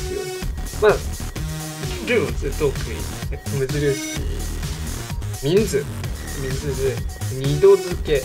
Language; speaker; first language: Chinese; non-native, fluent; Japanese